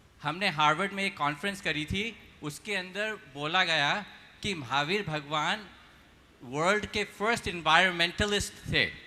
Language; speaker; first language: Hindi; native; Hindi